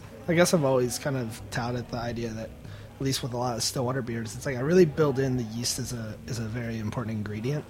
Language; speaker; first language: English; native; English